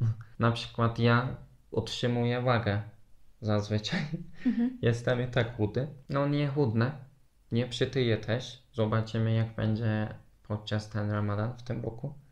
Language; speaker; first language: Polish; non-native, learner; Turkish